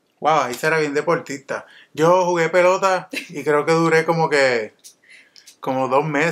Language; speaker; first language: Spanish; native; Spanish